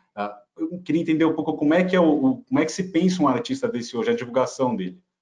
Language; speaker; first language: Portuguese; native; Portuguese